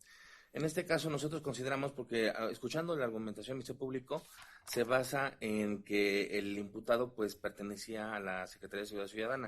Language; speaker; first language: Spanish; native; Spanish